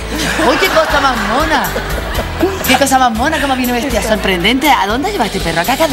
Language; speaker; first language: Spanish; native; Spanish